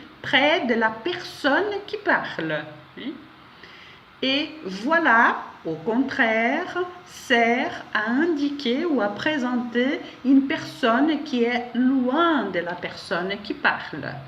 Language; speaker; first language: French; non-native, fluent; Portuguese